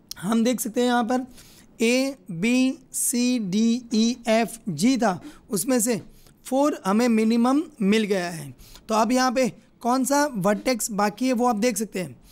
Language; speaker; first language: Hindi; non-native, local second language; Gujarati